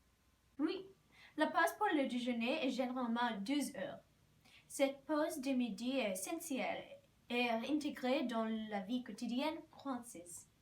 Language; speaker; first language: French; non-native, learner; English